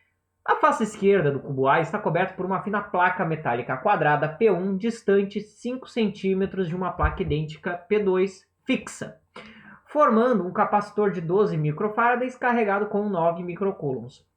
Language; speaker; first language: Portuguese; native; Portuguese